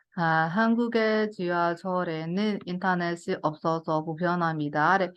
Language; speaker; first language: Korean; non-native, fluent; Burmese